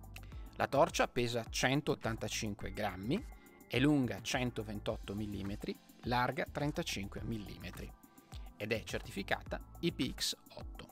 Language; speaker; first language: Italian; native; Italian